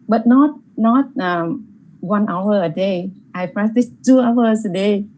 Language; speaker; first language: English; non-native, learner; Vietnamese